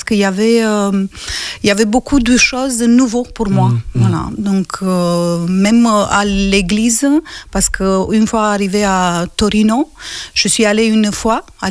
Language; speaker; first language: French; non-native, fluent; Romanian